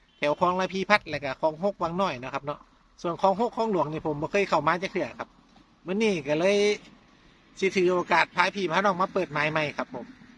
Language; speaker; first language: Thai; non-native, local second language; Northeastern Thai